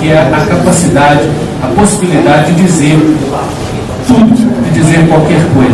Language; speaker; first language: Portuguese; native; Portuguese